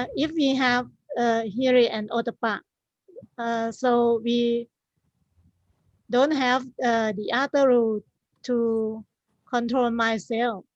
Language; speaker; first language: English; non-native, learner; Thai